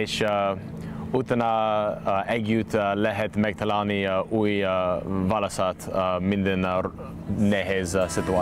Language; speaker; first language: Hungarian; non-native, learner; English